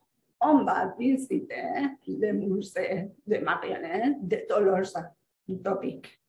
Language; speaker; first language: French; non-native, fluent; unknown